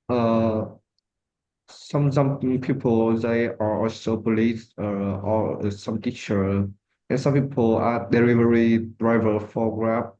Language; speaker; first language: English; non-native, learner; Vietnamese